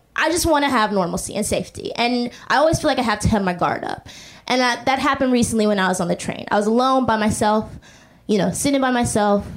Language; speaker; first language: English; native; English